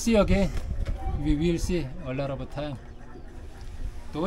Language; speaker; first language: English; non-native, learner; Korean